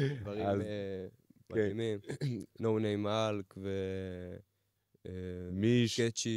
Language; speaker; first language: Hebrew; native; Hebrew